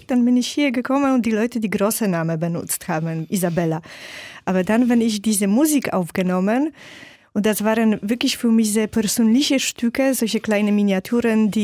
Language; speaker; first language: German; non-native, fluent; Polish